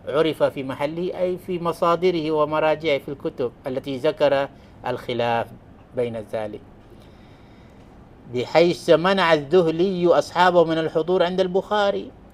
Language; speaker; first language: Arabic; non-native, fluent; Malay